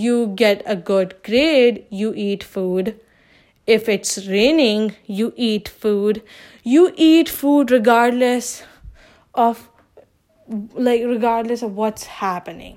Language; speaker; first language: English; non-native, local second language; Urdu